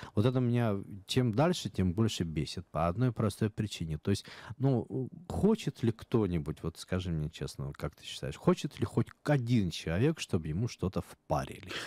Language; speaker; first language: Russian; native; Russian